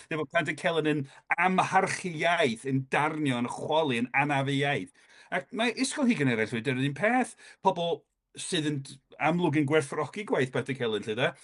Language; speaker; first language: Welsh; non-native, fluent; English